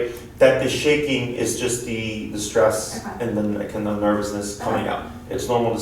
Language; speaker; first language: English; native; English